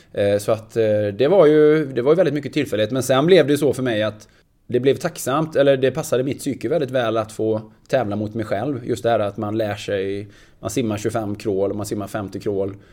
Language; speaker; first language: Swedish; native; Swedish